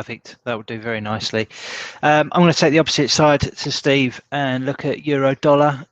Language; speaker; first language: English; native; English